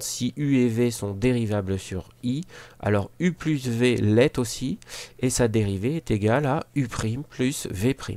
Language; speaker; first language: French; native; French